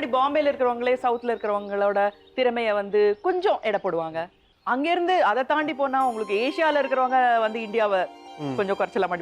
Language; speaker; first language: Tamil; native; Tamil